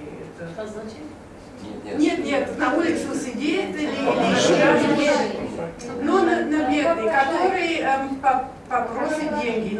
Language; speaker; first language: Russian; non-native, learner; German